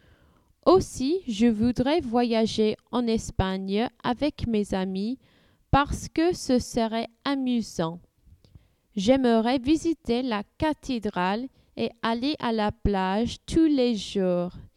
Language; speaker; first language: French; non-native, learner; English